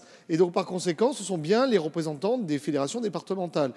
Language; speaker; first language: French; native; French